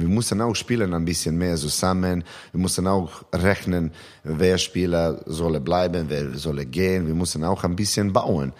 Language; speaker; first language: German; non-native, learner; Serbian